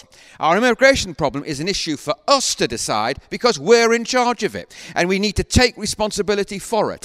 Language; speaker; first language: English; native; English